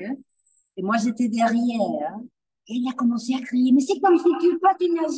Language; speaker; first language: French; non-native, learner; Spanish